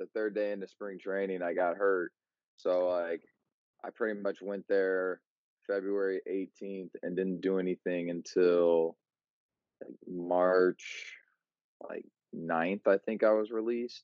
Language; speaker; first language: English; native; English